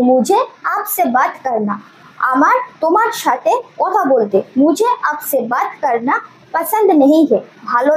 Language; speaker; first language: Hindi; non-native, local second language; Bangla